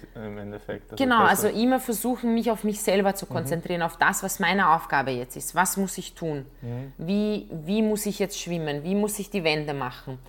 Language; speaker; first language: German; non-native, fluent; Croatian